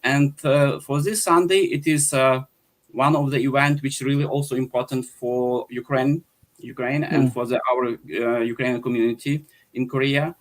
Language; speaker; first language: English; non-native, fluent; Ukrainian